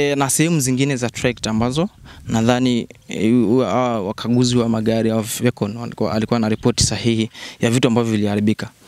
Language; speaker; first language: Swahili; non-native, local second language; Masai